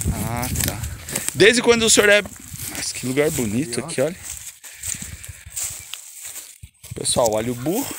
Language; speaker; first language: Portuguese; native; Portuguese